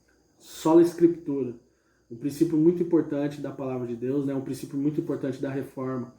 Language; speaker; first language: Portuguese; native; Portuguese